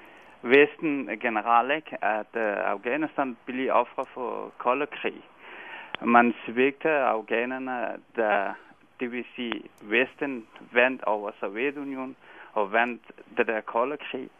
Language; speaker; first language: Danish; non-native, fluent; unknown